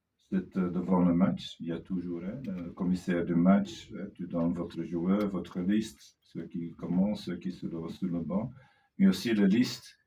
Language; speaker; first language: French; non-native, fluent; Dutch